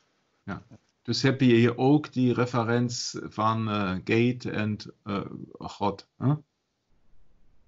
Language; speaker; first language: Dutch; non-native, fluent; German